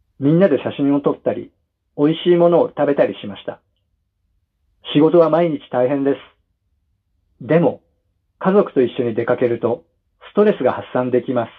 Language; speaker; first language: Japanese; non-native, fluent; Indonesian